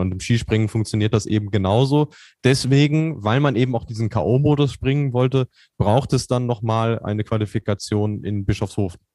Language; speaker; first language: German; native; German